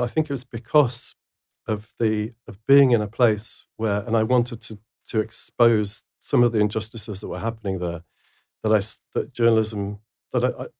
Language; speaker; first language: English; native; English